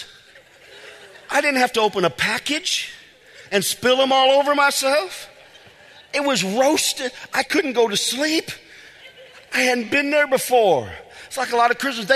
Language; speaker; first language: English; native; English